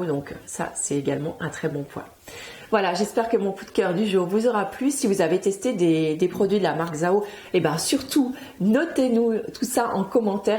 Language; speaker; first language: French; native; French